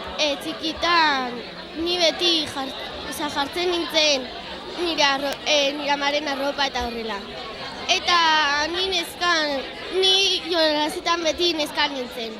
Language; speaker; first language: Basque; non-native, local second language; Spanish